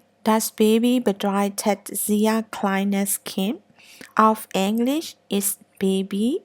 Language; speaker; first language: German; non-native, learner; Burmese